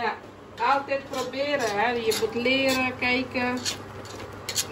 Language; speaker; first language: Dutch; non-native, local second language; Caribbean Hindustani